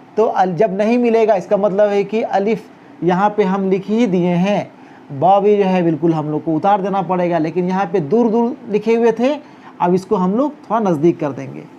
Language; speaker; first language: Hindi; native; Hindi